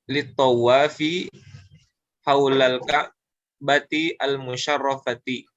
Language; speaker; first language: Arabic; non-native, learner; Indonesian